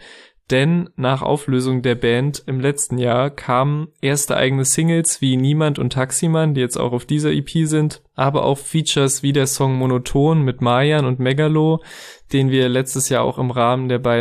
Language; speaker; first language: German; native; German